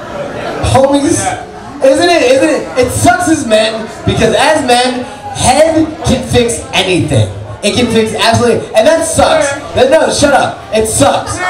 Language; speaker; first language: English; native; English